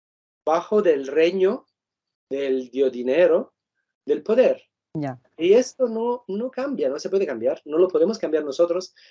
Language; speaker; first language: Spanish; non-native, fluent; Italian